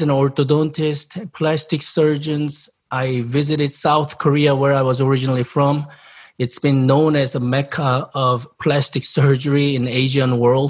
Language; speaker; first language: English; non-native, fluent; Korean